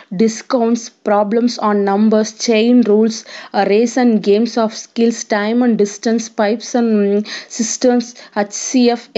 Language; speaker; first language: English; non-native, local second language; Tamil